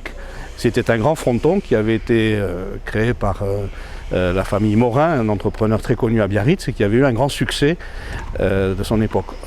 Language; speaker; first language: French; native; French